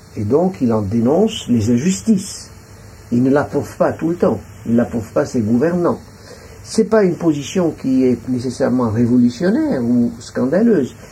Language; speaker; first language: French; non-native, local second language; Arabic